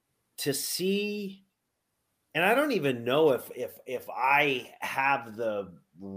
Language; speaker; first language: English; native; English